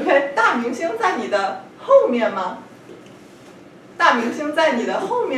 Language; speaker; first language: Chinese; non-native, fluent; English